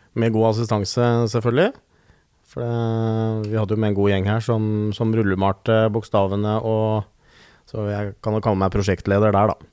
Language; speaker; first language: Norwegian; native; Norwegian